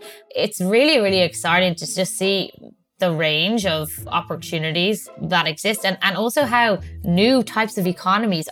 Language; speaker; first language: English; native; English